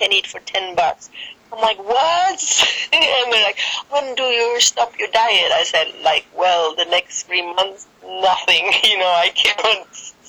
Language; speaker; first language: English; non-native, fluent; German